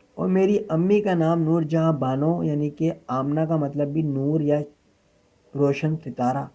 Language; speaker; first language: Urdu; native; Urdu